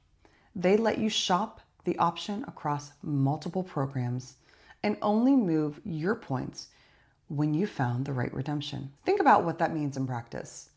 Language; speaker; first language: English; native; English